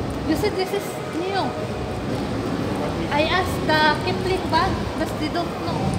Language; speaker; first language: English; non-native, local second language; Filipino